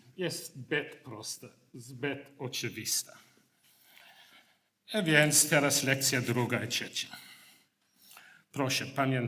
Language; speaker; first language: Polish; non-native, learner; English